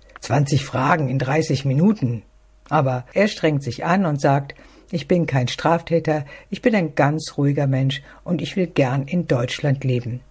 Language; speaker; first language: German; native; German